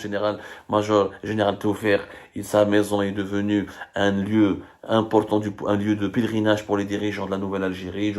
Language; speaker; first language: French; non-native, local second language; Arabic